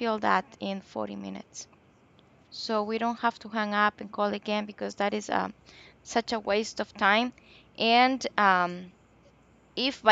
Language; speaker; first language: English; non-native, local second language; Spanish